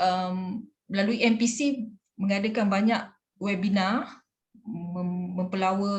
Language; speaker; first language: Malay; native; Malay